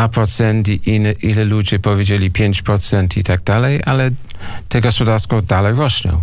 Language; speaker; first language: Polish; non-native, learner; English